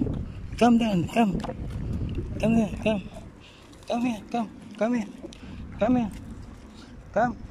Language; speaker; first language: English; non-native, local second language; Filipino